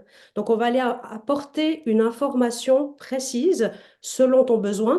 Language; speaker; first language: French; native; French